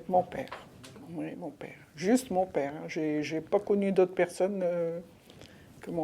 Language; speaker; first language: French; native; French